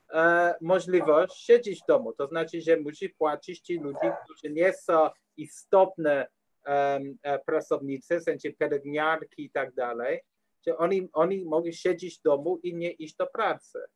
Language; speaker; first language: Polish; non-native, learner; English